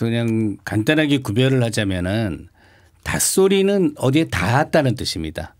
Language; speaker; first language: Korean; native; Korean